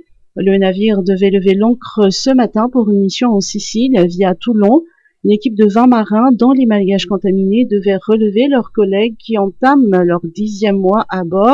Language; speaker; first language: French; non-native, local second language; Malagasy